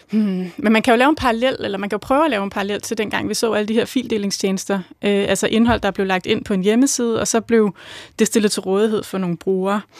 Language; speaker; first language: Danish; native; Danish